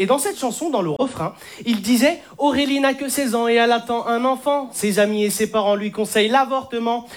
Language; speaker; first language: French; native; French